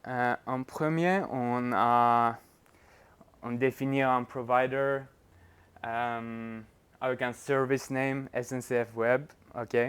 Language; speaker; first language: French; non-native, fluent; Norwegian